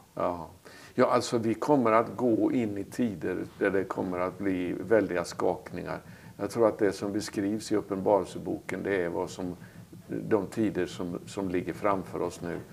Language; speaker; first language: Swedish; native; Swedish